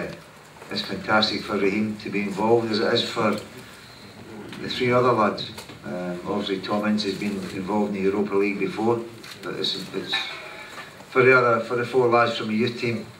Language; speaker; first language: English; native; English